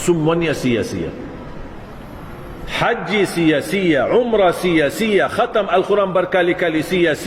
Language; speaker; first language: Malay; non-native, fluent; Arabic